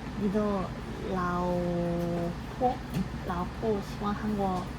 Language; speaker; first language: Chinese; non-native, learner; Korean